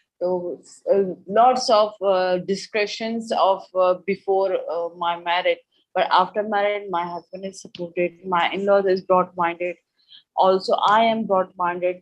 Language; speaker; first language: English; non-native, learner; Urdu